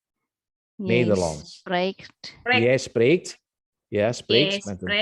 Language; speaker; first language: Dutch; non-native, fluent; Indonesian